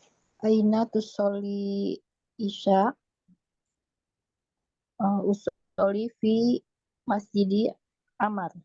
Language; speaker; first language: Arabic; non-native, learner; Indonesian